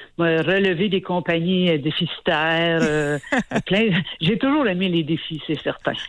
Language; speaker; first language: French; native; French